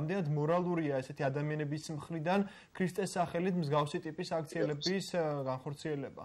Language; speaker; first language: Georgian; native; Georgian